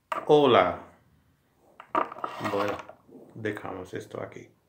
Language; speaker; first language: Spanish; non-native, learner; Hindi